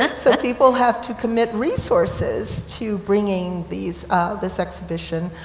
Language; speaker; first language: English; native; English